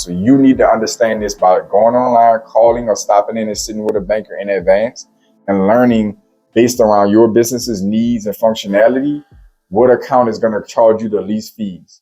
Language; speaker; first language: English; native; English